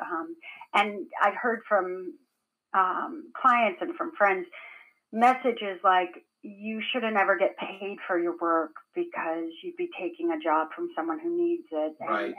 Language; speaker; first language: English; native; English